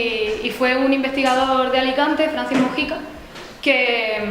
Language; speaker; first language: Spanish; native; Spanish